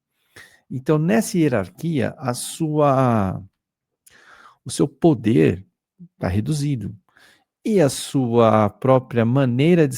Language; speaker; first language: Portuguese; native; Portuguese